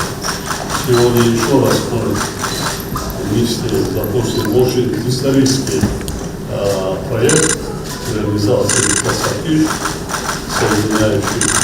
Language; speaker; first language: Russian; non-native, local second language; Tajik